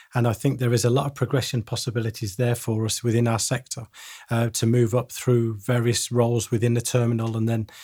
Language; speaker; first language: English; native; English